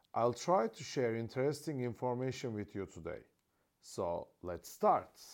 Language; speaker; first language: English; non-native, fluent; Turkish